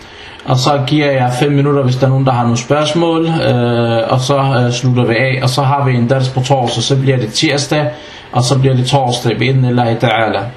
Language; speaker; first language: Danish; early bilingual, other home language; Arabic